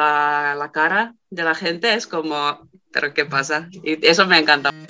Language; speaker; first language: Spanish; non-native, fluent; Finnish